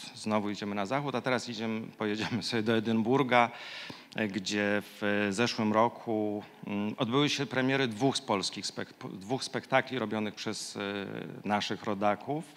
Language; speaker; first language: Polish; native; Polish